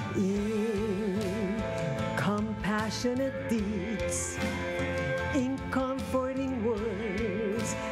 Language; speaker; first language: English; non-native, local second language; Spanish